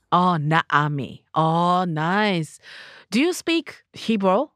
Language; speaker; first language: English; non-native, learner; Japanese